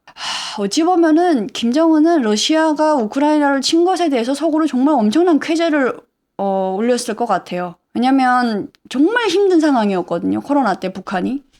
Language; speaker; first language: Korean; native; Korean